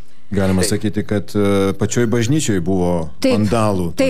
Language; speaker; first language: Lithuanian; native; Lithuanian